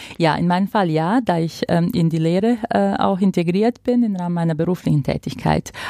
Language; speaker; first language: German; non-native, fluent; Croatian